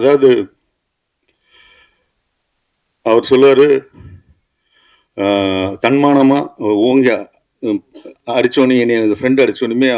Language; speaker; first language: Tamil; native; Tamil